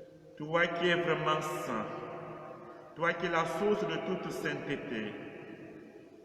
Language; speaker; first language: French; native; French